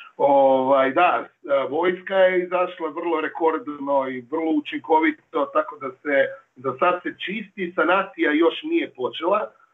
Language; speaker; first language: Croatian; native; Croatian